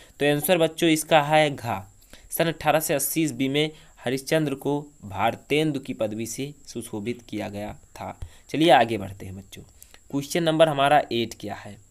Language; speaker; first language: Hindi; native; Hindi